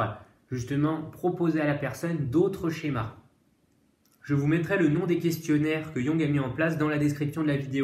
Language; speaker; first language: French; native; French